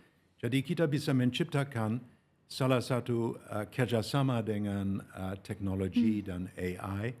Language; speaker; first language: Indonesian; non-native, fluent; English